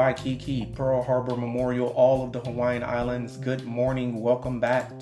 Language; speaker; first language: English; native; English